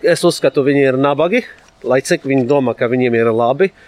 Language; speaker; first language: Latvian; non-native, fluent; Arabic